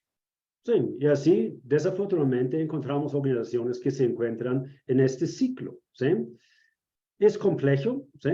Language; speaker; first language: Spanish; non-native, fluent; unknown